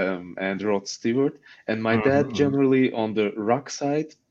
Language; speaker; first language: English; non-native, fluent; Turkish